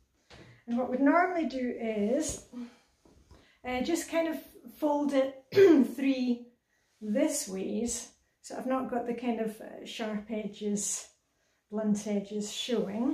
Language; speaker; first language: English; native; English